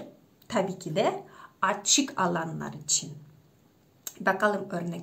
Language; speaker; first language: Turkish; non-native, fluent; Russian